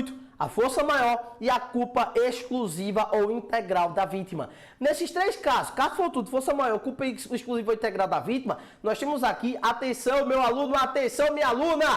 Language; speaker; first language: Portuguese; native; Portuguese